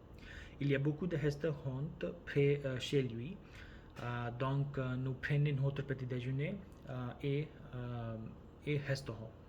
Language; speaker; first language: French; non-native, learner; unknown